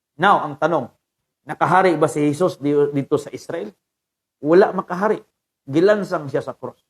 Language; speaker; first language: Filipino; non-native, local second language; Cebuano